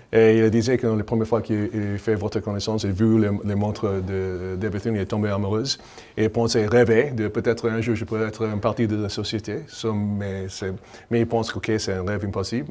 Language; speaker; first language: French; non-native, learner; English